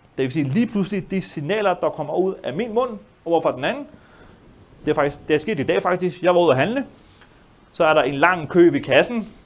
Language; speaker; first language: Danish; early bilingual, other home language; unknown